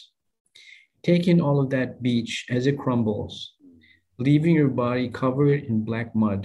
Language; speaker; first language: English; non-native, local second language; Filipino